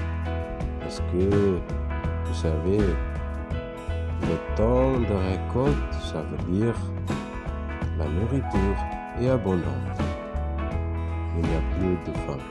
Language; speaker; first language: French; non-native, fluent; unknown